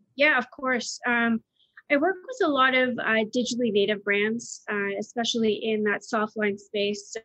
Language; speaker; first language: English; native; English